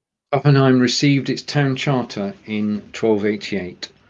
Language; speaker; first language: English; native; English